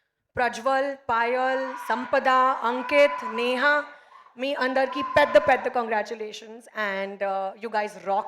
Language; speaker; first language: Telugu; non-native, learner; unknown